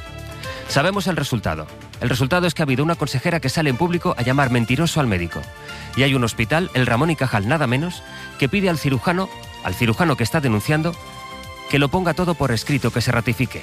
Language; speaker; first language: Spanish; native; Spanish